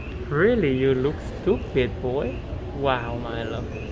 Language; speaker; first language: English; non-native, learner; Korean